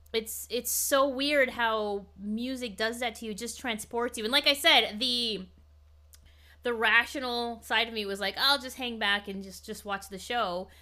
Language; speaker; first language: English; native; English